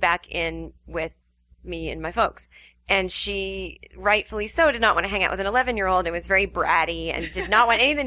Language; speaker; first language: English; native; English